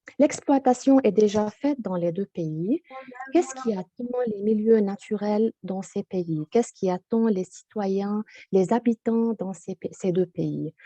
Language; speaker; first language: French; non-native, fluent; Arabic